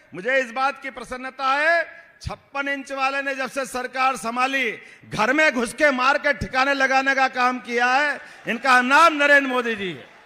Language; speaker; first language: Hindi; native; Hindi